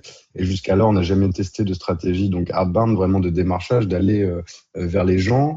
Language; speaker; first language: French; native; French